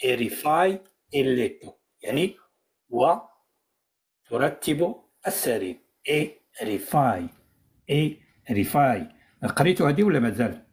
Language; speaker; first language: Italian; non-native, fluent; Arabic